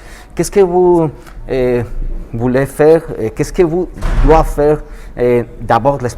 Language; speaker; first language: French; non-native, learner; Spanish